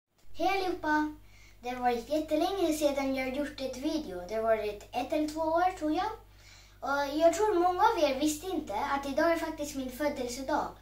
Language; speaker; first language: Swedish; non-native, learner; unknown